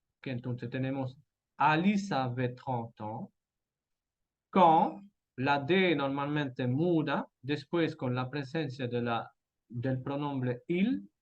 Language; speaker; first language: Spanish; non-native, fluent; French